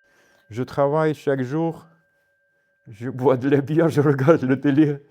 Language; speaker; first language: French; non-native, fluent; Russian